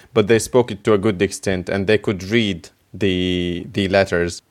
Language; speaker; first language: English; non-native, fluent; Arabic